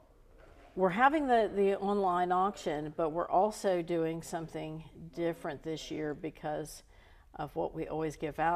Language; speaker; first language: English; native; English